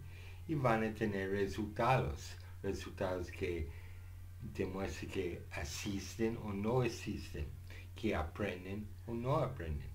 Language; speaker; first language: Spanish; non-native, fluent; English